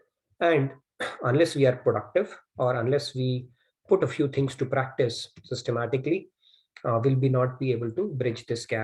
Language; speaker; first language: English; non-native, local second language; Hindi